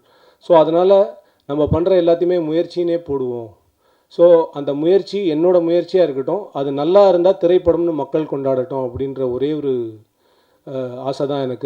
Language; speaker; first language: Tamil; native; Tamil